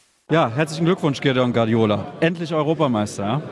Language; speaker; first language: German; native; German